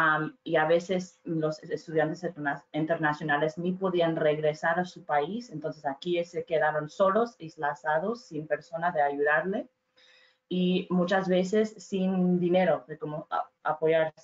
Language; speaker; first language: Spanish; non-native, fluent; English